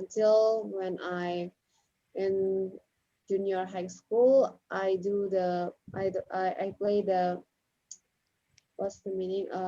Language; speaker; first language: English; non-native, learner; Indonesian